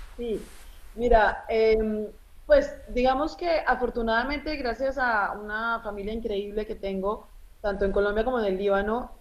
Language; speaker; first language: Spanish; early bilingual, other home language; Arabic